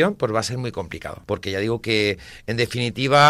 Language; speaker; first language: Spanish; native; Spanish